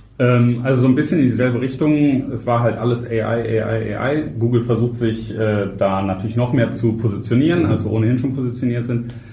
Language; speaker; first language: German; native; German